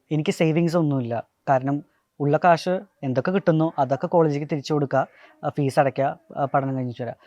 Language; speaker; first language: Malayalam; non-native, local second language; Tamil